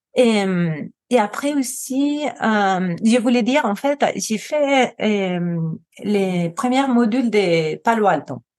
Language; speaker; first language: French; non-native, fluent; Spanish